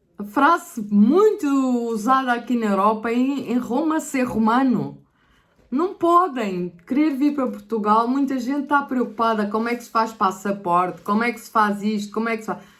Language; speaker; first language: Portuguese; native; Portuguese